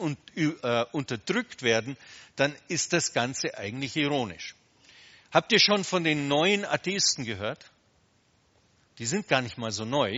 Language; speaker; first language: German; native; German